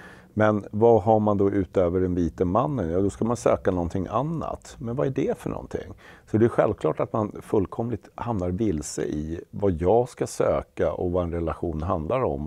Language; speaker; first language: Swedish; native; Swedish